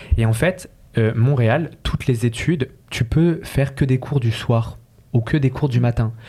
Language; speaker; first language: French; native; French